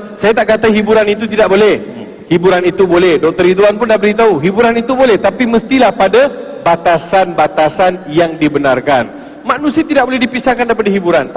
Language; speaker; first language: Malay; non-native, local second language; Tamil